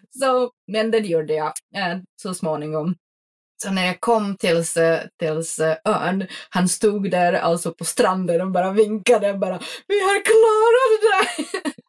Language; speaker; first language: Swedish; non-native, fluent; Czech